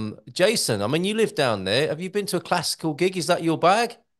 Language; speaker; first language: English; native; English